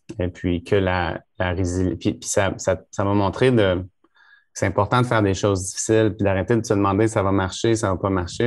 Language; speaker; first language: French; native; French